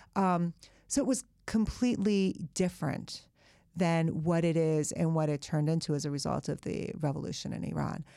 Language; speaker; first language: English; early bilingual, other home language; Persian